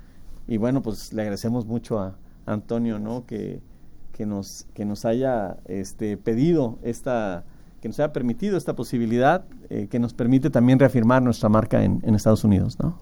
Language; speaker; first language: Spanish; native; Spanish